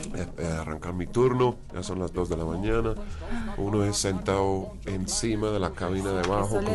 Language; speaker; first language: Spanish; non-native, fluent; English